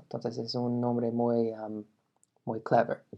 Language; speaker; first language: Spanish; non-native, fluent; English